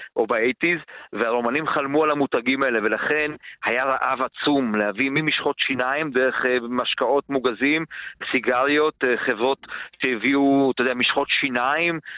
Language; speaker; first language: Hebrew; early bilingual, other home language; Romanian